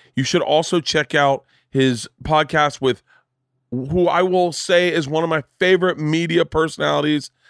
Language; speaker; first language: English; native; English